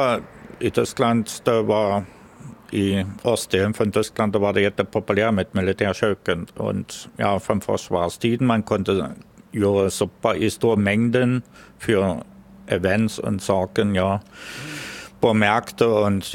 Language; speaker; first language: Swedish; non-native, fluent; German